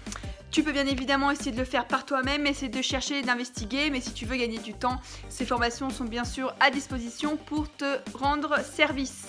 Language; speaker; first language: French; native; French